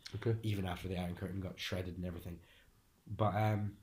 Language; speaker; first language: English; early bilingual, other home language; Hungarian